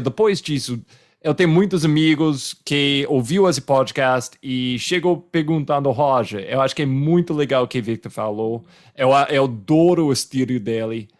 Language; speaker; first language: Portuguese; non-native, fluent; English